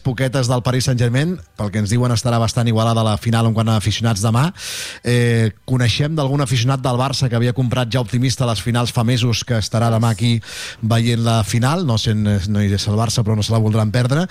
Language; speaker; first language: Catalan; native; Catalan